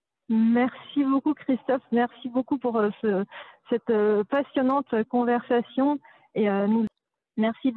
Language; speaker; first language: French; native; French